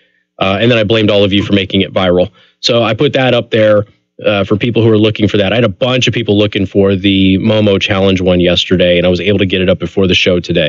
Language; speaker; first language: English; native; English